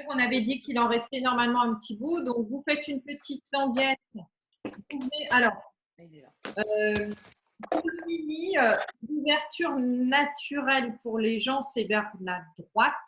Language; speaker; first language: French; native; French